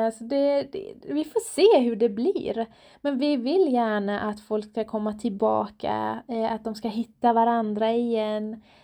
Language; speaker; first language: Swedish; non-native, fluent; Persian